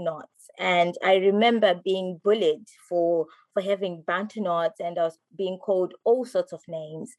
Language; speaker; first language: English; non-native, local second language; Shona